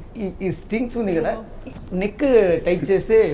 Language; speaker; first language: Telugu; non-native, learner; Tamil